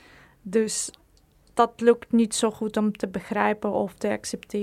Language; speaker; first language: Dutch; non-native, fluent; Ukrainian